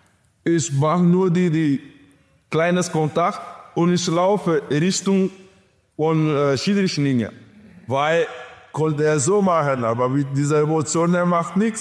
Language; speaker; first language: German; non-native, learner; Portuguese